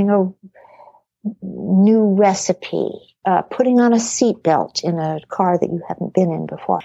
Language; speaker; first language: English; native; English